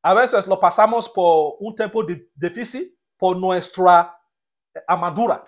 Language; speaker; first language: Spanish; non-native, learner; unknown